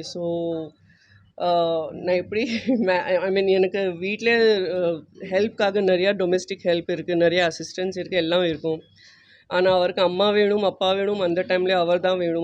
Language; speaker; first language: Tamil; non-native, fluent; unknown